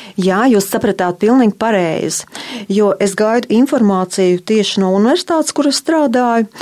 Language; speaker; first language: Latvian; native; Latvian